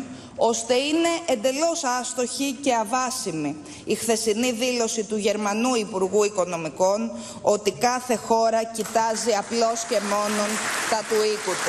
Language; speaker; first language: Greek; native; Greek